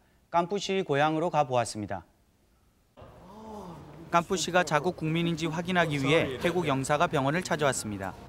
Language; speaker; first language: Korean; native; Korean